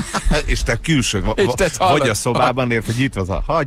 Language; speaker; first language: Hungarian; native; Hungarian